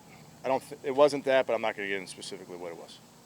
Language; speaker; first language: English; native; English